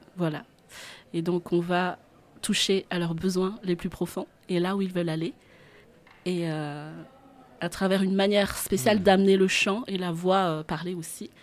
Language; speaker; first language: French; non-native, local second language; Malagasy